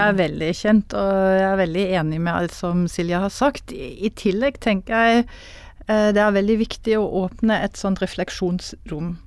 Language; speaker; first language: Norwegian; non-native, fluent; German